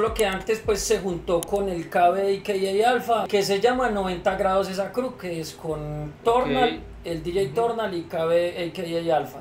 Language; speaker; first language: Spanish; native; Spanish